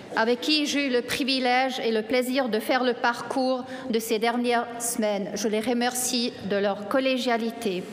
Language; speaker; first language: French; non-native, local second language; German